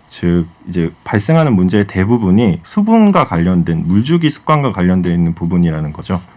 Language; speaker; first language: Korean; native; Korean